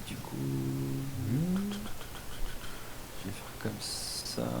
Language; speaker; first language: French; native; French